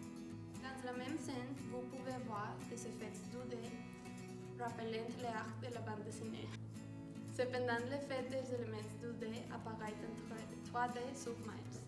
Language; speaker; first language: French; non-native, learner; Spanish